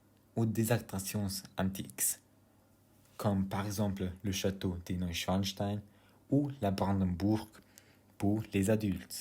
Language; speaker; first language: French; non-native, learner; German